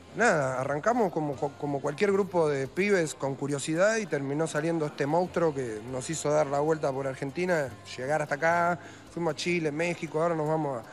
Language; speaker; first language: Spanish; native; Spanish